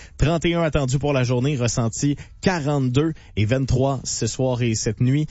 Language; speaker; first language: French; native; French